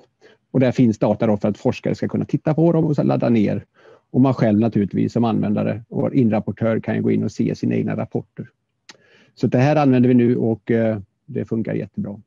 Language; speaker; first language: Swedish; native; Swedish